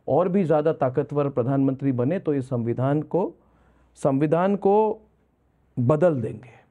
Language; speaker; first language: Hindi; non-native, local second language; Assamese